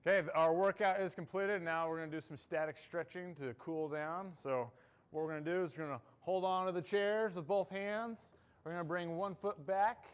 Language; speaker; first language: English; native; English